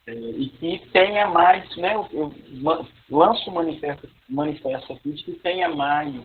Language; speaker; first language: Portuguese; native; Portuguese